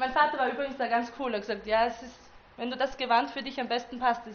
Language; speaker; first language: German; native; German